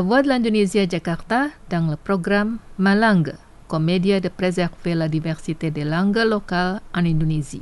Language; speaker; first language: French; non-native, fluent; Indonesian